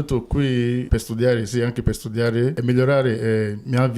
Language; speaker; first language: Italian; non-native, learner; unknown